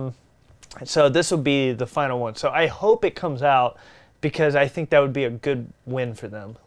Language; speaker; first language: English; native; English